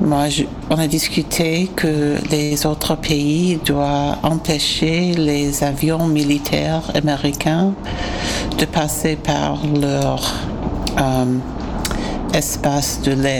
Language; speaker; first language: French; non-native, fluent; English